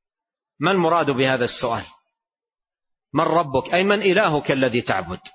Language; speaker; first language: Arabic; native; Arabic